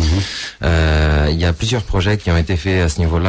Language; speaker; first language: French; early bilingual, other home language; Portuguese